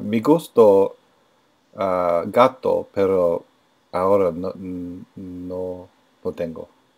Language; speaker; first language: Spanish; non-native, learner; English